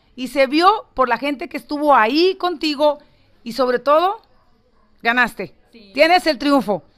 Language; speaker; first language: Spanish; native; Spanish